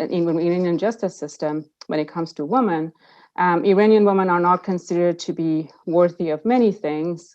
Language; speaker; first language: English; non-native, fluent; Persian